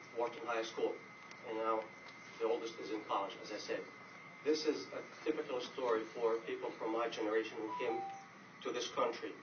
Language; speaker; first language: English; non-native, fluent; Arabic